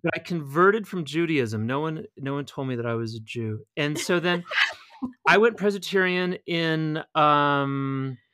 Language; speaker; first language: English; native; English